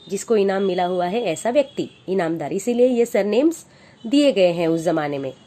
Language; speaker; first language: Hindi; non-native, local second language; Marathi